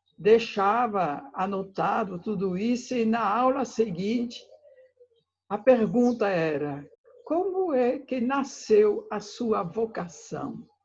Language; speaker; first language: Portuguese; non-native, fluent; French